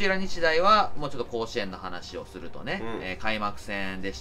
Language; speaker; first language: Japanese; native; Japanese